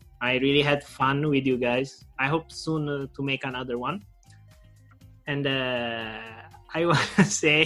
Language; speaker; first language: English; non-native, learner; Italian